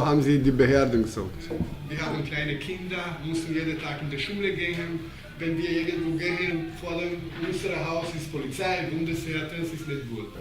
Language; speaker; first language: German; non-native, fluent; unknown